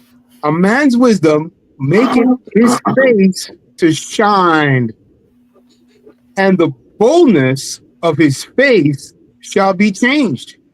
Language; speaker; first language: English; native; English